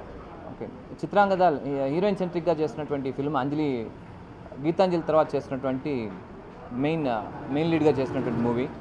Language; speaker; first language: Telugu; native; Telugu